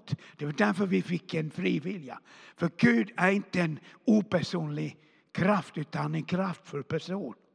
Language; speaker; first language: Swedish; non-native, fluent; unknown